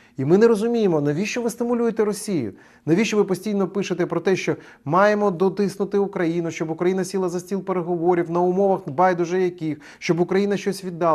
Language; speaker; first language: Ukrainian; native; Ukrainian